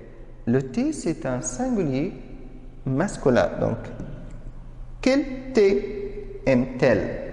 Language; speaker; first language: French; non-native, fluent; Arabic